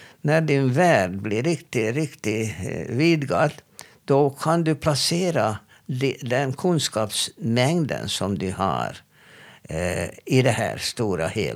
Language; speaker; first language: Swedish; non-native, fluent; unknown